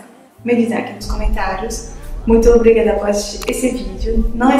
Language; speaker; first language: Portuguese; non-native, fluent; French